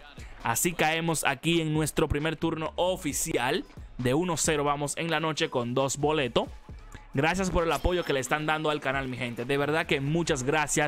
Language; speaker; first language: Spanish; native; Spanish